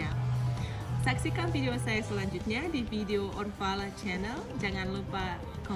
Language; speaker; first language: Indonesian; non-native, fluent; Russian